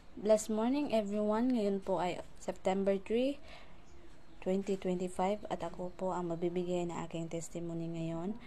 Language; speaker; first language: Filipino; non-native, local second language; Cebuano